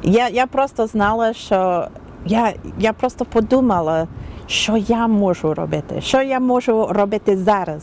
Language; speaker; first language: Ukrainian; non-native, learner; English